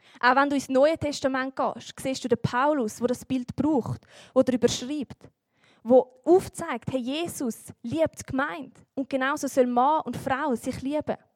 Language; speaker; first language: German; native; German